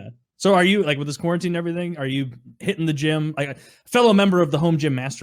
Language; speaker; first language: English; native; English